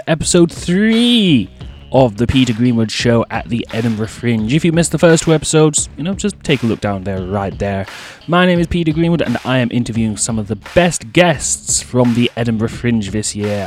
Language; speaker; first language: English; native; English